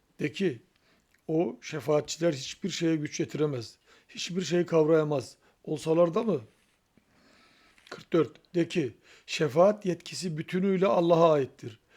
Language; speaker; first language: Turkish; native; Turkish